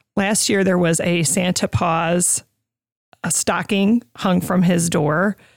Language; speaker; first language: English; native; English